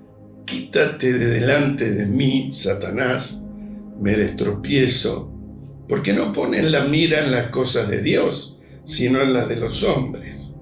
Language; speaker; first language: Spanish; native; Spanish